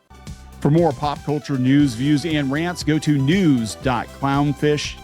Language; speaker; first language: English; native; English